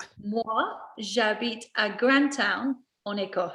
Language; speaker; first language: French; non-native, fluent; English